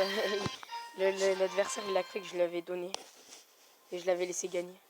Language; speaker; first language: French; native; French